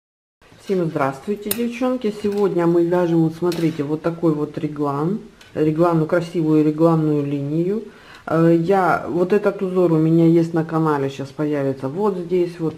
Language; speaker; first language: Russian; native; Russian